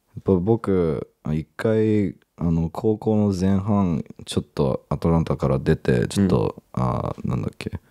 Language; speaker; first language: Japanese; early bilingual, heritage; English